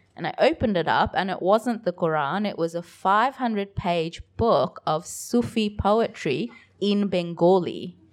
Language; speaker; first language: English; early bilingual, other home language; Bangla